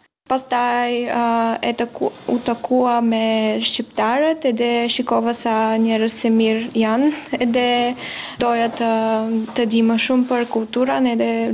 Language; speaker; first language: Albanian; non-native, learner; Bulgarian